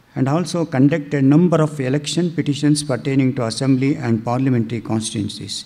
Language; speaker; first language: English; non-native, local second language; Kannada